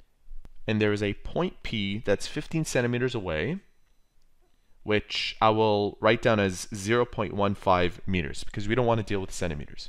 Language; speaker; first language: English; native; English